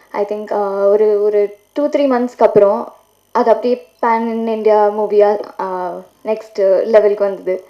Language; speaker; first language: Tamil; non-native, fluent; Telugu